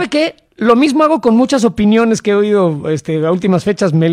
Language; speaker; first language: Spanish; native; Spanish